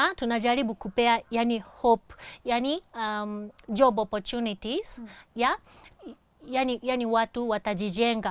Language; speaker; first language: Swahili; non-native, fluent; Japanese